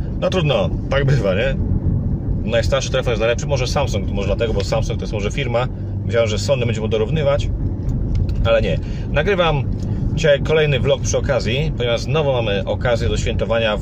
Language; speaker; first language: Polish; native; Polish